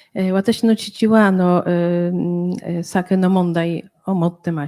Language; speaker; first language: Japanese; non-native, fluent; Polish